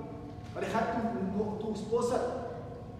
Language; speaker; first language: Spanish; non-native, learner; Portuguese